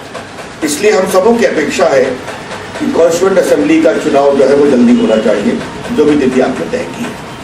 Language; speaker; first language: Hindi; native; Hindi